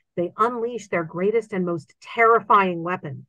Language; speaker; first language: English; native; English